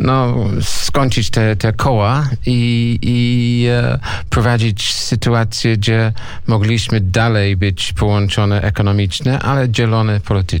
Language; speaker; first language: Polish; non-native, fluent; English